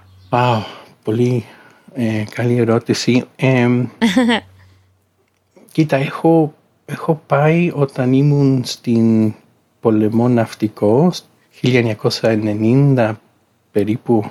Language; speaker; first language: Greek; non-native, learner; English